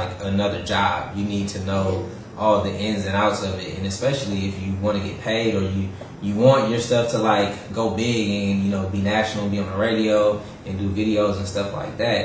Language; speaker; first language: English; native; English